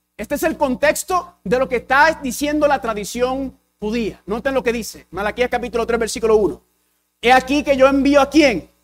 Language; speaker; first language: Spanish; early bilingual, heritage; English